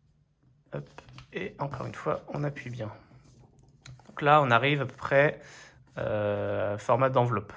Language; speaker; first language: French; native; French